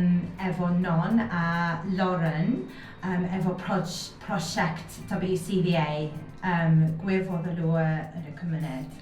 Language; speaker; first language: Welsh; non-native, learner; English